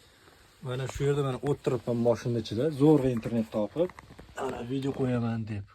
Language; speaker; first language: Uzbek; native; Uzbek